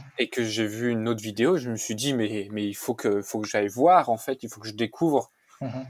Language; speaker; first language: French; native; French